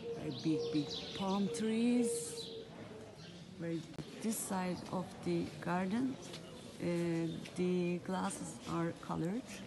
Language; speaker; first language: English; non-native, learner; Turkish